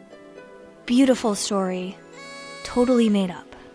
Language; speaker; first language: English; native; English